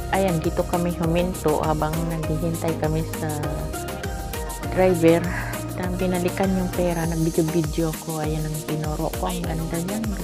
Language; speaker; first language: Filipino; non-native, local second language; Cebuano